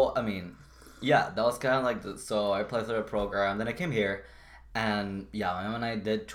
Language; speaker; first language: English; non-native, fluent; Spanish